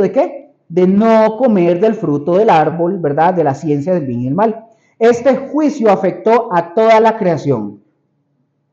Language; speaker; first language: Spanish; native; Spanish